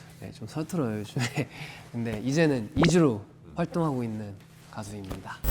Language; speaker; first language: Korean; early bilingual, heritage; Korean